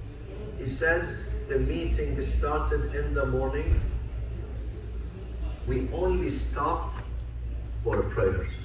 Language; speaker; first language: English; non-native, fluent; Arabic